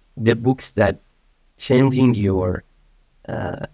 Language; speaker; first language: English; non-native, fluent; Persian